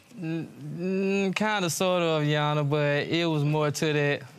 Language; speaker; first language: English; native; English